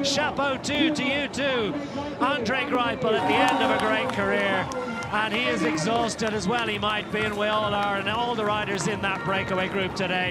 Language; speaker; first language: English; native; English